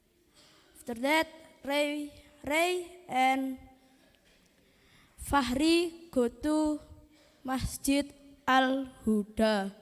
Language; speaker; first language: English; non-native, learner; Indonesian